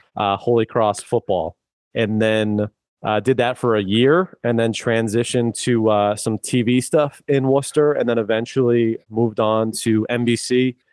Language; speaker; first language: English; native; English